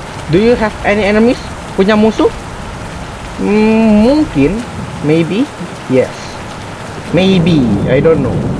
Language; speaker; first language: English; non-native, learner; Indonesian